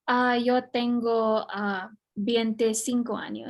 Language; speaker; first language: Spanish; non-native, learner; English